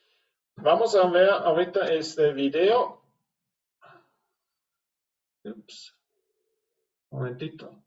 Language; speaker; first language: Spanish; non-native, fluent; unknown